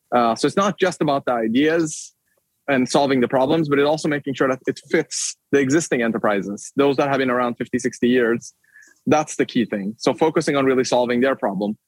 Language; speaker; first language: English; non-native, fluent; Swedish